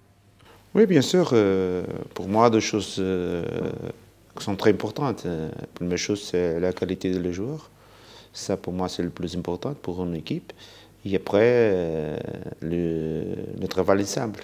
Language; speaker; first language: French; non-native, fluent; Portuguese